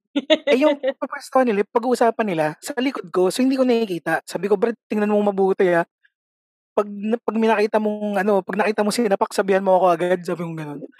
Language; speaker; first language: Filipino; native; Filipino